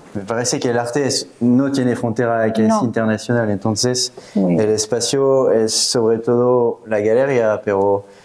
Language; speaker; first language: Spanish; non-native, fluent; French